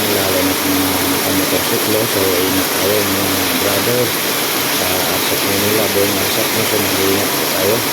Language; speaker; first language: Filipino; native; Filipino